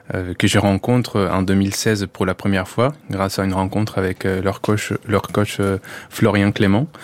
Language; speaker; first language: French; non-native, fluent; Spanish